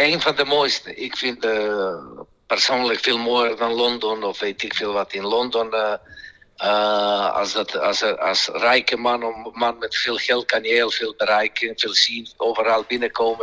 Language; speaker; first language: Dutch; non-native, fluent; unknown